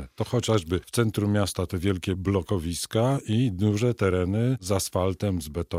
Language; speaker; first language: Polish; native; Polish